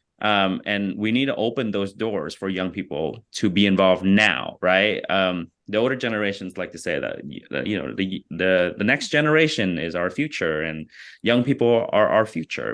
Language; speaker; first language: English; early bilingual, other home language; Vietnamese